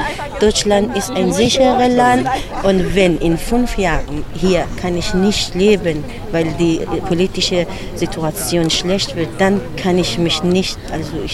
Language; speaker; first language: German; non-native, fluent; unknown